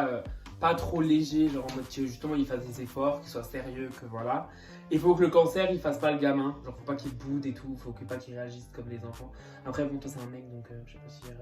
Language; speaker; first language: French; native; French